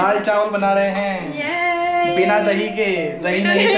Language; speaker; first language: Hindi; native; Hindi